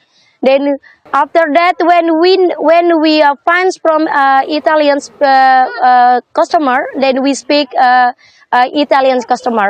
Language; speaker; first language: English; non-native, learner; Indonesian